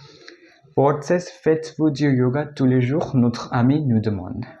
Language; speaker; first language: French; non-native, fluent; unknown